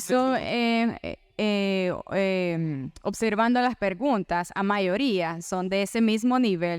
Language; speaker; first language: Portuguese; non-native, learner; Spanish